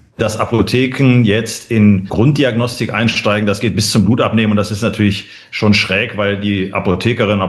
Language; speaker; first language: German; native; German